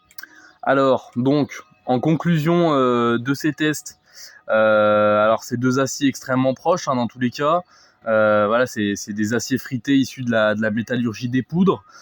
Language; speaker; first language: French; native; French